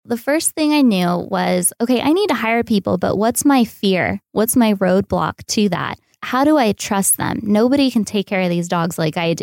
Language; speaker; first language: English; native; English